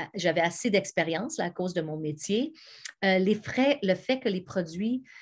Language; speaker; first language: French; native; French